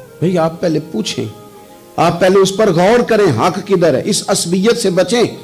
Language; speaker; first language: Urdu; non-native, local second language; Punjabi